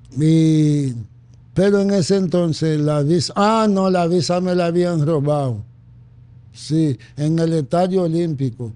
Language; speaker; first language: Spanish; non-native, fluent; Haitian Creole